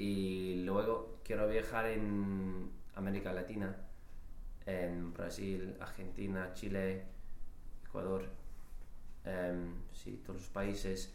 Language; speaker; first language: Spanish; non-native, learner; English